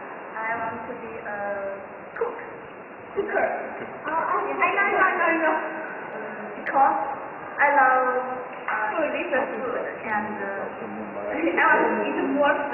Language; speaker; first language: English; non-native, learner; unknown